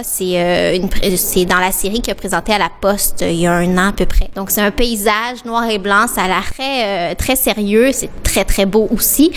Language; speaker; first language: French; native; French